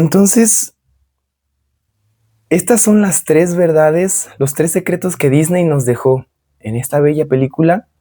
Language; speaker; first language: Spanish; native; Spanish